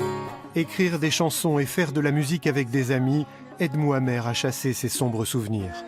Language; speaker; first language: French; native; French